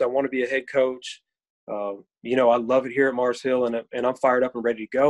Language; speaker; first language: English; native; English